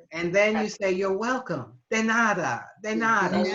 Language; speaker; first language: Spanish; non-native, fluent; English